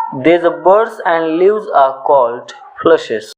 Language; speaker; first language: English; non-native, local second language; Marathi